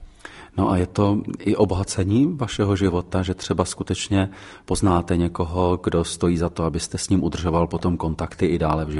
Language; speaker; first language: Czech; native; Czech